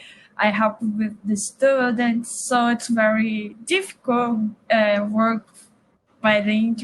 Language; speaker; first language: English; non-native, learner; Portuguese